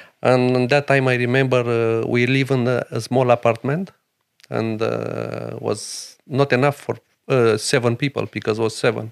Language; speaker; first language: English; non-native, learner; Romanian